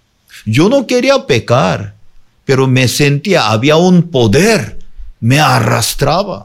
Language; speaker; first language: Spanish; non-native, fluent; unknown